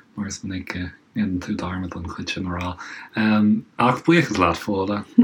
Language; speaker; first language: Irish; non-native, local second language; English